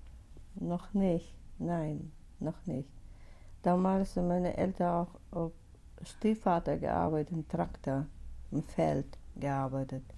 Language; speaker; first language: German; non-native, learner; Russian